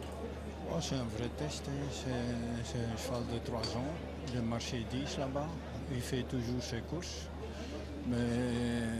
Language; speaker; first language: French; non-native, local second language; Dutch